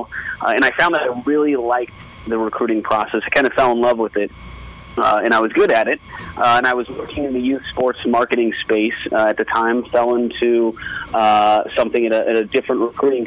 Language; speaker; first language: English; native; English